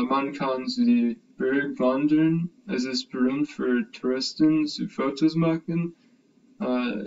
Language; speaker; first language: German; non-native, learner; English